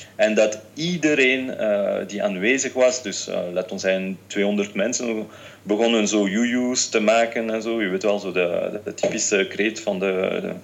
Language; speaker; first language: Dutch; non-native, fluent; French